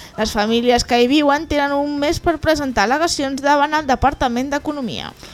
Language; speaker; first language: Catalan; native; Catalan